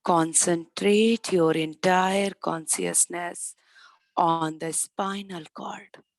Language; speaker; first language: English; non-native, local second language; Hindi